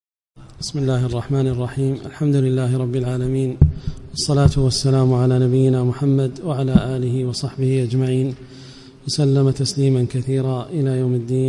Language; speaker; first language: Arabic; native; Arabic